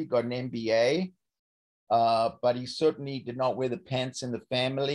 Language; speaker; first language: English; native; English